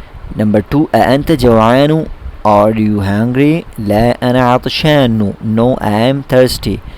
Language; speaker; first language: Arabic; non-native, fluent; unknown